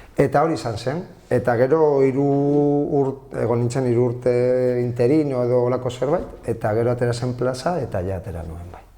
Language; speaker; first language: Basque; non-native, local second language; Spanish